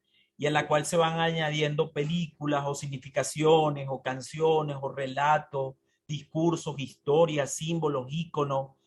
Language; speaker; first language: Spanish; native; Spanish